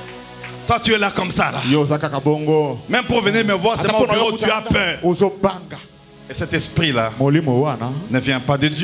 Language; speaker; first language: French; non-native, local second language; Lingala